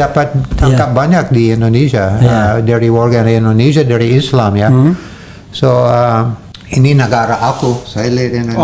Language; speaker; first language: Indonesian; non-native, learner; English